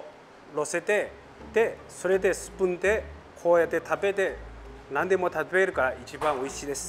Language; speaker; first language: Japanese; non-native, learner; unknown